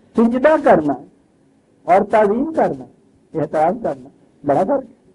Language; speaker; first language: Urdu; non-native, local second language; Punjabi